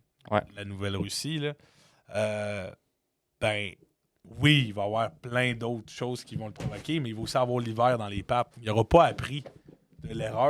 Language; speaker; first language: French; native; French